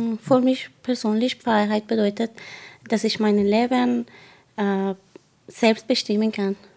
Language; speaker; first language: German; non-native, learner; Persian